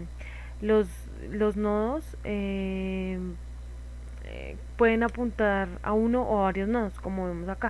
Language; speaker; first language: Spanish; native; Spanish